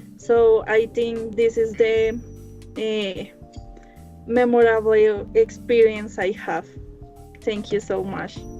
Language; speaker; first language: English; non-native, learner; Spanish